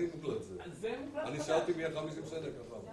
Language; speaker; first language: Hebrew; non-native, learner; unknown